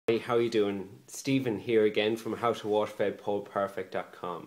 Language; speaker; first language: English; native; English